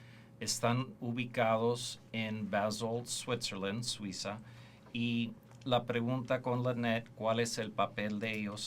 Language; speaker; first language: Spanish; early bilingual, heritage; Spanish